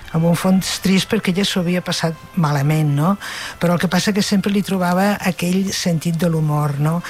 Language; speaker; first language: Catalan; native; Catalan